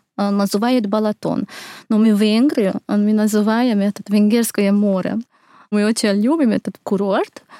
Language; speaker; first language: Russian; non-native, fluent; Hungarian